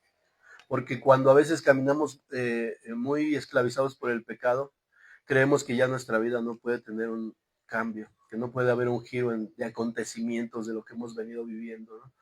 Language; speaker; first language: Spanish; native; Spanish